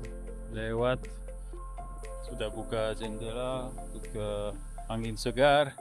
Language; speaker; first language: Indonesian; non-native, fluent; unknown